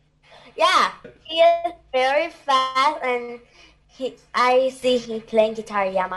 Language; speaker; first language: English; non-native, learner; Thai